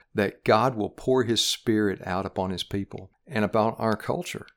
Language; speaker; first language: English; native; English